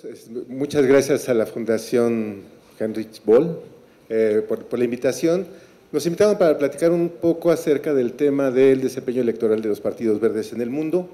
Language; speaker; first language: Spanish; native; Spanish